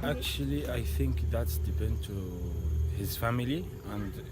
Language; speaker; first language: English; non-native, learner; Arabic